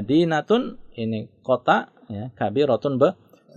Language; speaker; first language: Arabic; non-native, fluent; Indonesian